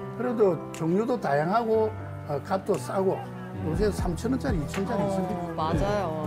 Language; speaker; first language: Korean; native; Korean